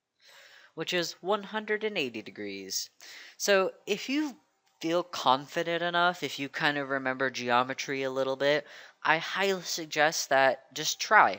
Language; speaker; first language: English; native; English